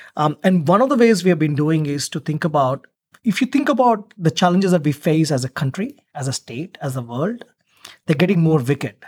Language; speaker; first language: English; non-native, local second language; Telugu